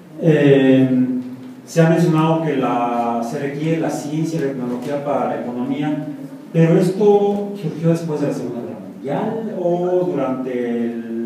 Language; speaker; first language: Spanish; native; Spanish